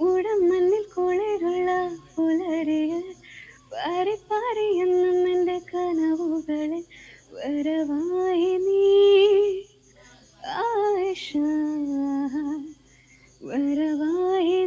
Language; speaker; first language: English; non-native, local second language; Malayalam